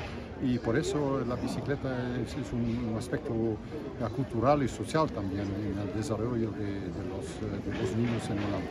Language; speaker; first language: Spanish; non-native, fluent; Dutch